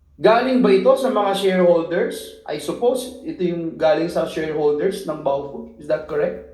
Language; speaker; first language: Filipino; native; Filipino